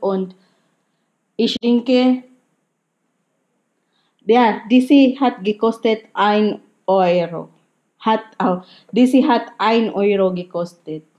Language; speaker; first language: German; non-native, learner; Filipino